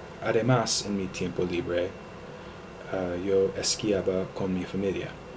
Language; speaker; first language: Spanish; non-native, learner; English